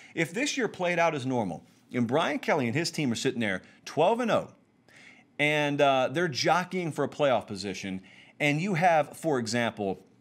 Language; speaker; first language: English; native; English